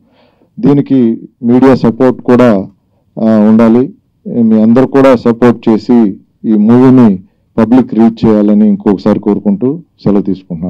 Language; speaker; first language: Telugu; native; Telugu